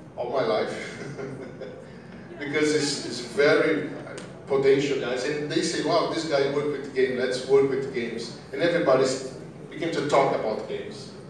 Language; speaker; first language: English; non-native, learner; Portuguese